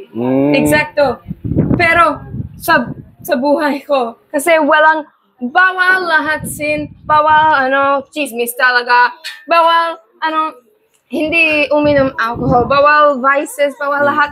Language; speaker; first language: Filipino; non-native, learner; English